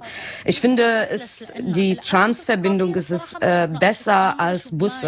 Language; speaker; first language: German; non-native, learner; Arabic